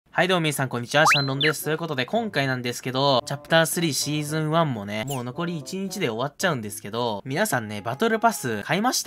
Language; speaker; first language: Japanese; native; Japanese